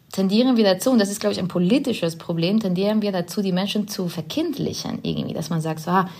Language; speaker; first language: German; non-native, fluent; Spanish